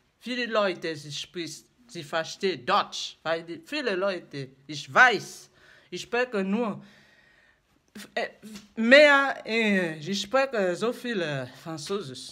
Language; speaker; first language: German; non-native, learner; French